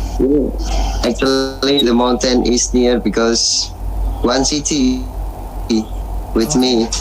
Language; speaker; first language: English; non-native, learner; Indonesian